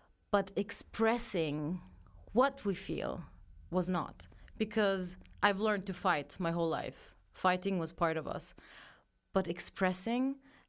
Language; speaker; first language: English; non-native, fluent; German